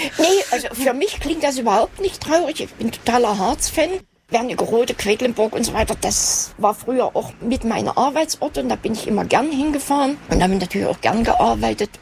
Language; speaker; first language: German; native; German